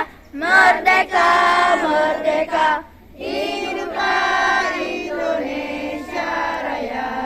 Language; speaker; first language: Indonesian; native; Indonesian